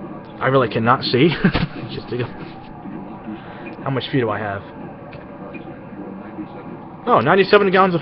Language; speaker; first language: English; native; English